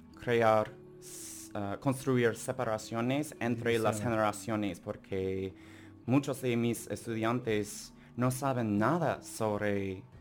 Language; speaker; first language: Spanish; non-native, learner; English